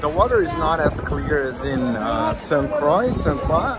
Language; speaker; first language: English; non-native, fluent; Portuguese